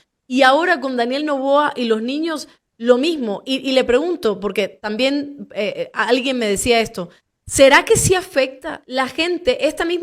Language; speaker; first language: Spanish; native; Spanish